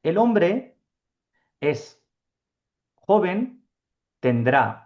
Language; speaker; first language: Spanish; non-native, fluent; Urdu